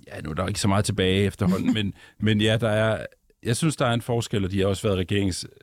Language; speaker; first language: Danish; native; Danish